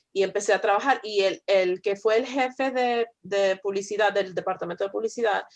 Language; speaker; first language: Spanish; early bilingual, heritage; Spanish